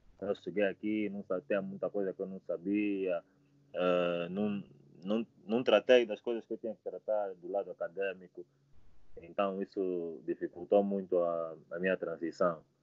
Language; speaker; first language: Portuguese; native; Portuguese